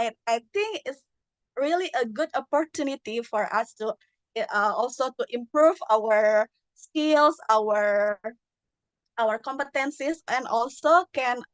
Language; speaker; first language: English; non-native, learner; Indonesian